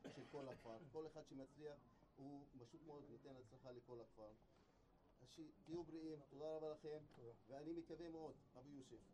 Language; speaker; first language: Hebrew; non-native, local second language; Arabic